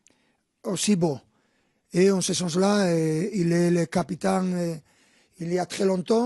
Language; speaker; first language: French; non-native, fluent; Spanish